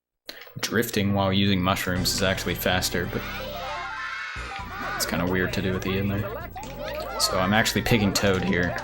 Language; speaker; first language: English; native; English